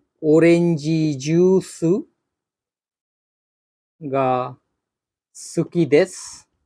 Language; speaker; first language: Japanese; non-native, fluent; Bangla